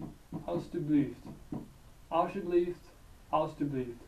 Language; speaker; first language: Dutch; non-native, learner; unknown